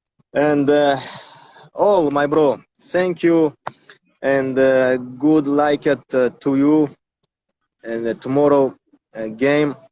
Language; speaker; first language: English; non-native, learner; Tajik